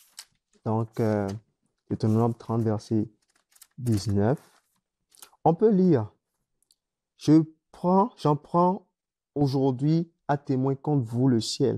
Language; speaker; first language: French; native; French